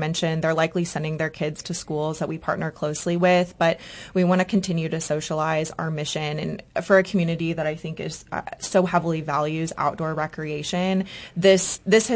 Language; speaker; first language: English; native; English